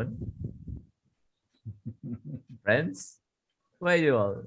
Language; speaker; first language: English; non-native, learner; Indonesian